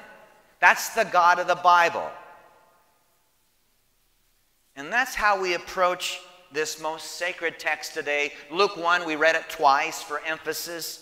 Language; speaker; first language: English; native; English